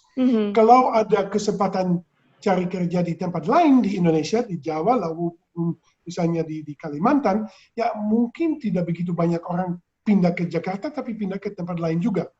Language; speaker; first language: Indonesian; non-native, fluent; Dutch